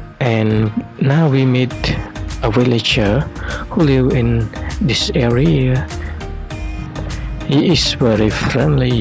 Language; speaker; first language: English; non-native, learner; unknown